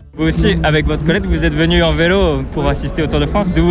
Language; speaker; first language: French; native; French